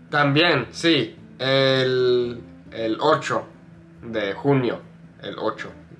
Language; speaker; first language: Spanish; non-native, fluent; English